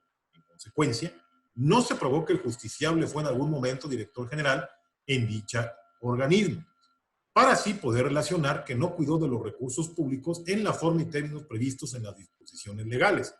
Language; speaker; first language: Spanish; native; Spanish